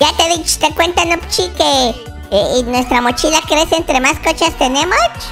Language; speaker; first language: Spanish; native; Spanish